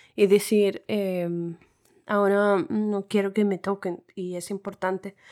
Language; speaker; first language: Spanish; non-native, fluent; Russian